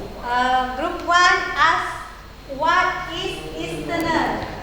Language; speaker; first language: English; non-native, learner; Indonesian